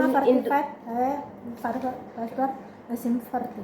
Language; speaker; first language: Arabic; non-native, learner; Indonesian